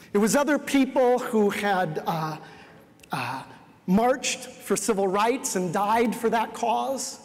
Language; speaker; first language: English; native; English